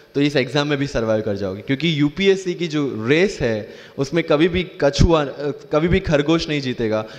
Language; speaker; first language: Hindi; non-native, local second language; Gujarati